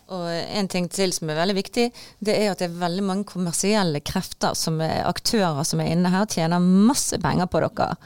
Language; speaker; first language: Norwegian; native; Norwegian